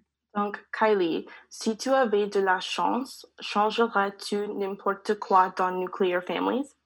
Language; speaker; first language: French; non-native, learner; English